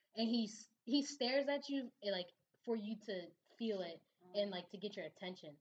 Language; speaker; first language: English; native; English